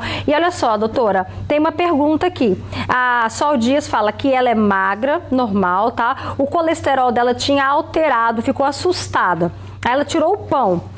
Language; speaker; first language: Portuguese; native; Portuguese